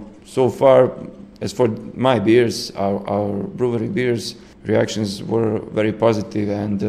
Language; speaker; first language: English; non-native, fluent; Serbian